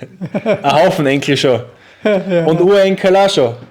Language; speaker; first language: German; native; German